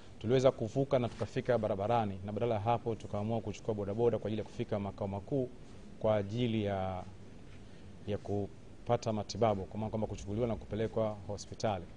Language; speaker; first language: Swahili; native; Swahili